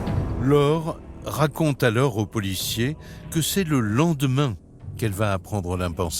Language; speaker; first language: French; native; French